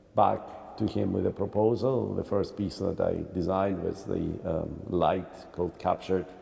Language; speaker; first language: English; non-native, fluent; Greek